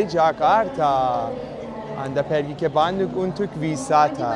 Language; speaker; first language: Indonesian; non-native, learner; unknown